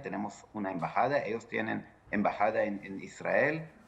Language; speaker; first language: Spanish; non-native, fluent; Hebrew